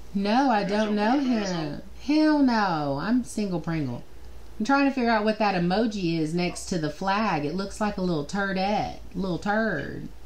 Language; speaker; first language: English; native; English